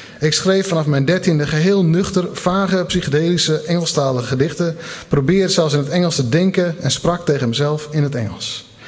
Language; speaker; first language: Dutch; non-native, local second language; Western Frisian